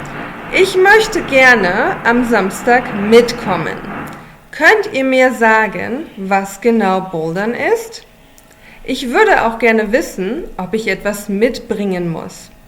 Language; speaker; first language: German; non-native, fluent; English